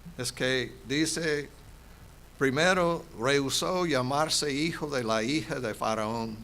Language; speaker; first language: Spanish; non-native, fluent; English